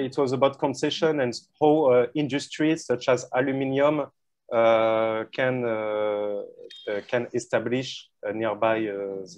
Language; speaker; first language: English; non-native, fluent; French